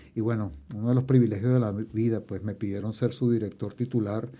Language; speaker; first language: Spanish; native; Spanish